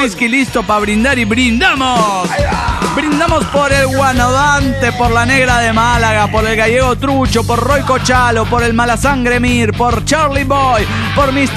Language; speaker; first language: Spanish; native; Spanish